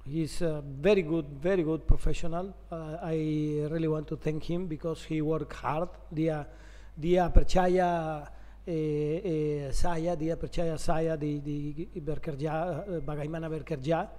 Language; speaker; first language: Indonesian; non-native, learner; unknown